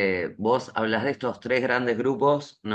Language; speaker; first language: Spanish; native; Spanish